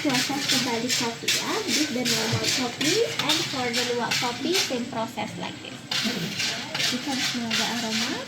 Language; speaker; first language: English; non-native, local second language; Indonesian